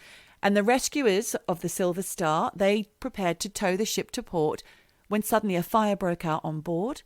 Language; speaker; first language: English; native; English